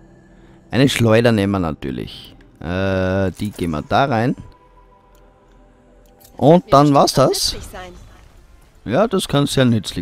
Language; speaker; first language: German; native; German